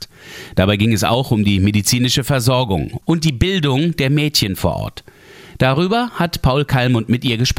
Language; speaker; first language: German; native; German